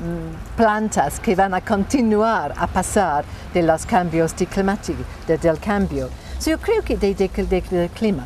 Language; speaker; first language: Spanish; non-native, fluent; English